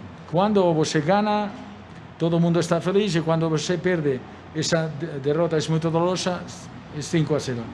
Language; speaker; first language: Portuguese; non-native, learner; Spanish